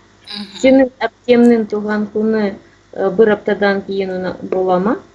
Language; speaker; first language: Kazakh; non-native, learner; Russian